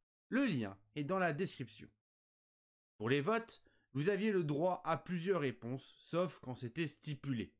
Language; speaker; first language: French; native; French